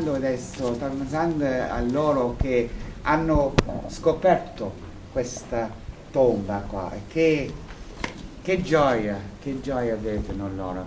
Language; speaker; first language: Italian; non-native, fluent; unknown